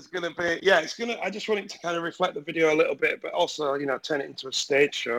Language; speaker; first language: English; native; English